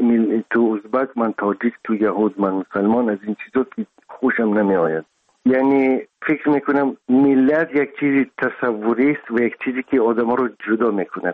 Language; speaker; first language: Persian; non-native, local second language; Russian